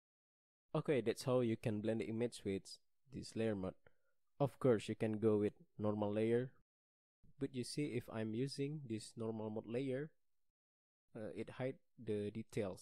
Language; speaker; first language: English; non-native, learner; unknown